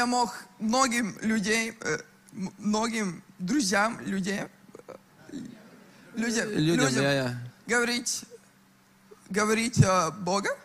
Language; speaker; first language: Russian; non-native, local second language; Latvian